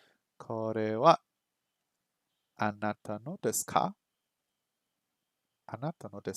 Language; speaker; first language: Japanese; non-native, learner; English